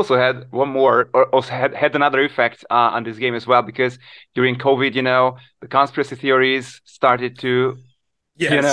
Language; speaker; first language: English; non-native, fluent; Hungarian